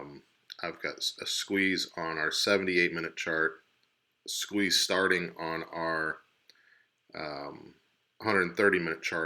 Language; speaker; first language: English; native; English